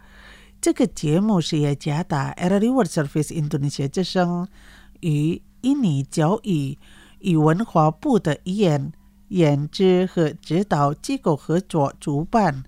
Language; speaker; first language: Chinese; non-native, fluent; Indonesian